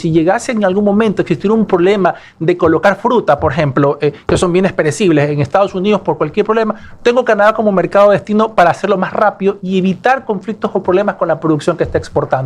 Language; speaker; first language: Spanish; native; Spanish